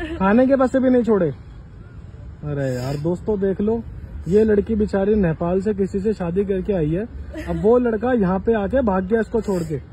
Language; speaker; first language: Hindi; native; Hindi